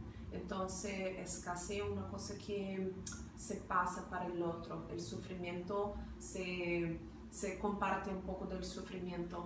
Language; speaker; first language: Spanish; non-native, fluent; Portuguese